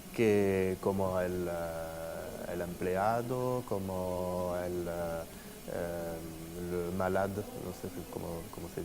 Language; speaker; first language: Spanish; non-native, fluent; French